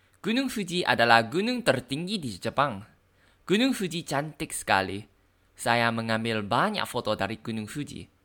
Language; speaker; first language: Indonesian; non-native, learner; Thai